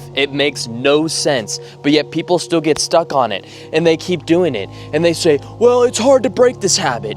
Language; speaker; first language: English; native; English